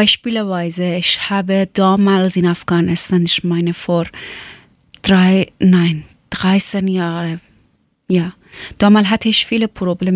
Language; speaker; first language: German; non-native, learner; Persian